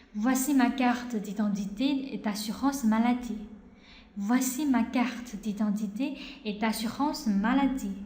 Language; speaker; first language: French; non-native, fluent; Chinese